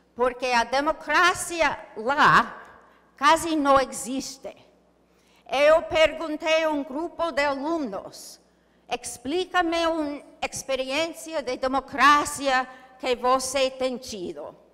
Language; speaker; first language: Portuguese; non-native, learner; English